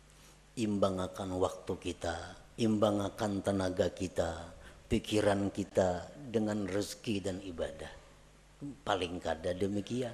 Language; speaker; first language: Indonesian; non-native, local second language; Banjar